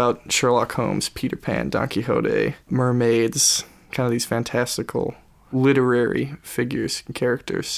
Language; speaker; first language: English; native; English